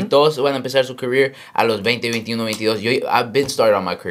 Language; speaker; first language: English; early bilingual, other home language; Spanish